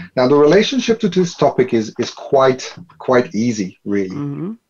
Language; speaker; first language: English; non-native, fluent; Dutch